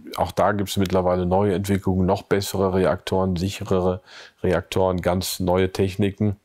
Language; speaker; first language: German; native; German